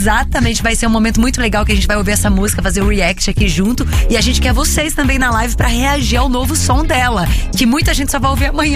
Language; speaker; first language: Portuguese; native; Portuguese